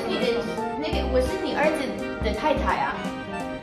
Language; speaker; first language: Chinese; non-native, fluent; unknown